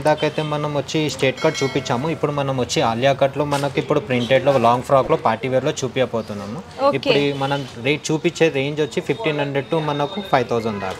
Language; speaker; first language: Telugu; native; Telugu